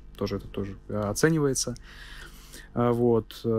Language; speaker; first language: Russian; non-native, local second language; Armenian